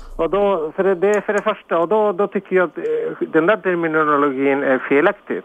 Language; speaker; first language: Swedish; non-native, fluent; Spanish